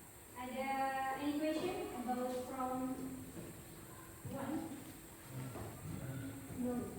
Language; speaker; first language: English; non-native, fluent; Indonesian